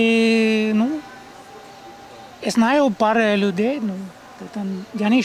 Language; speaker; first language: Russian; non-native, learner; Spanish